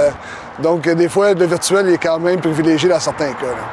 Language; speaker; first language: French; native; French